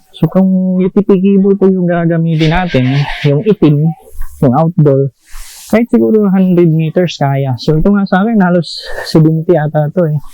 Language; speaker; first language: Filipino; non-native, local second language; Cebuano